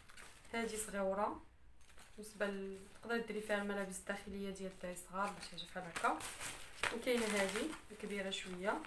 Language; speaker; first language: Arabic; native; Arabic